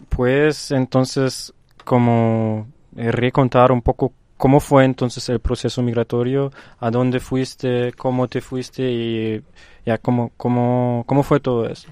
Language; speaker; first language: Spanish; non-native, fluent; German